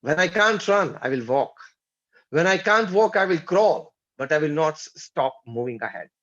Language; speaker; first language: English; non-native, local second language; Gujarati